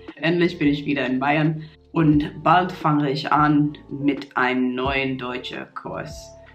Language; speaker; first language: German; non-native, fluent; English